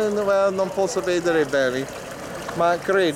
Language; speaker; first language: Italian; non-native, learner; English